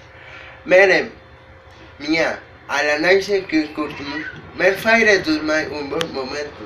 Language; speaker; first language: French; non-native, learner; Spanish